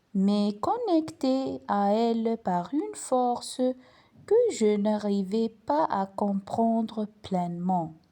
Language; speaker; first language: French; non-native, local second language; Arabic